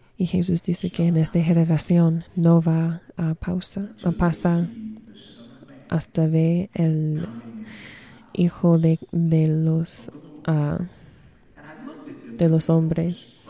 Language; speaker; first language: Spanish; non-native, learner; English